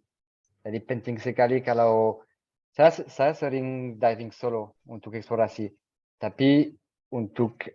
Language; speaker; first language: Indonesian; non-native, fluent; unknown